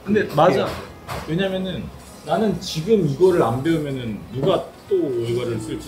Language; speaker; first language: Korean; native; Korean